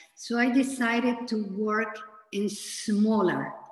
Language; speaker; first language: English; non-native, fluent; Spanish